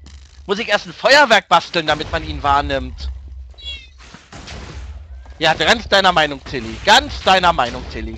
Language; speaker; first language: German; native; German